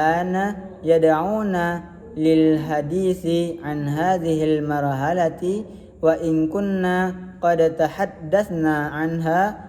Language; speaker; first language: Arabic; non-native, learner; Indonesian